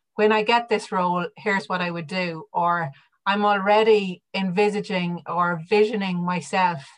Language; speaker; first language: English; native; English